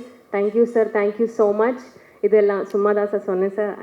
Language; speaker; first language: Tamil; non-native, learner; Malayalam